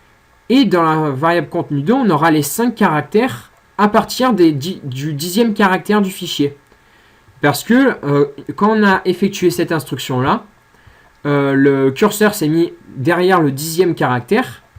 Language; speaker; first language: French; native; French